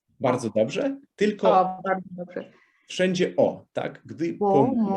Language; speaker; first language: Polish; non-native, fluent; Russian